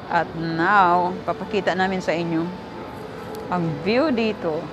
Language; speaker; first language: Filipino; native; Filipino